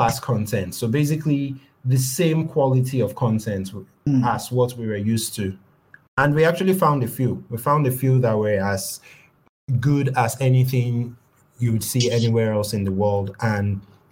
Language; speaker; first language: English; non-native, local second language; Yoruba